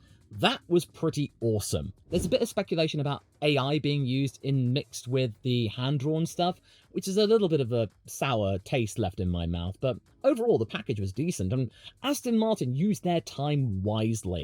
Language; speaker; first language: English; native; English